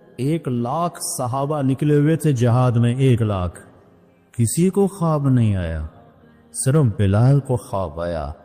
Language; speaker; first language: Urdu; non-native, local second language; Punjabi